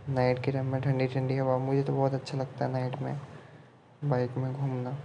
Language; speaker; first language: Hindi; native; Hindi